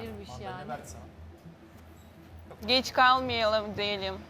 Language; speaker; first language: Turkish; non-native, learner; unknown